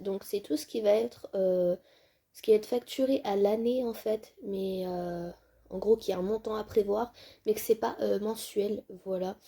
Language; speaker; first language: French; native; French